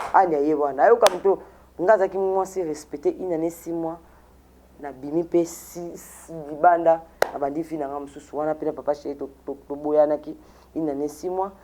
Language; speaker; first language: Lingala; native; Lingala